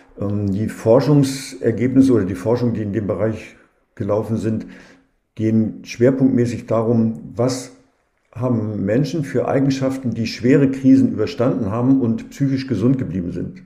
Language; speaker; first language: German; native; German